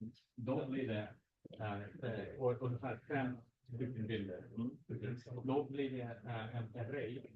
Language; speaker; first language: Swedish; non-native, fluent; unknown